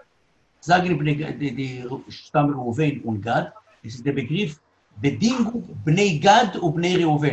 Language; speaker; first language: German; non-native, learner; Hebrew